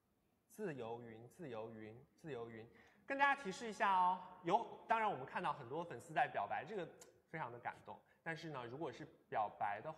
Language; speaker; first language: Chinese; native; Chinese